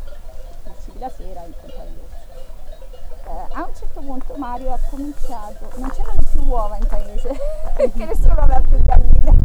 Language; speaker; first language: Italian; native; Italian